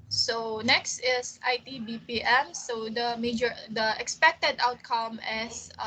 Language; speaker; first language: English; non-native, local second language; Filipino